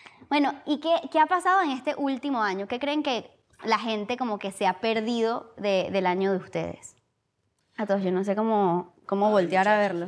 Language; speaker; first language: Spanish; early bilingual, heritage; Spanish